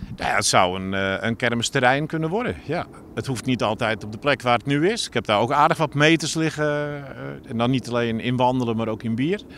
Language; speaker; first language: Dutch; native; Dutch